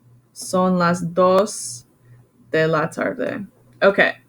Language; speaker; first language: Spanish; non-native, fluent; English